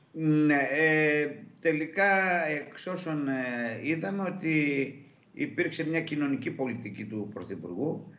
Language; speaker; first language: Greek; native; Greek